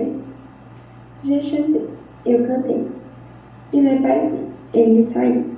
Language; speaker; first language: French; non-native, learner; Portuguese